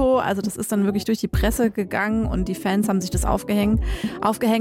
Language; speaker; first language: German; native; German